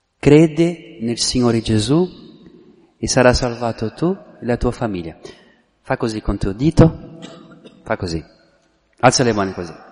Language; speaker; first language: Italian; non-native, fluent; Portuguese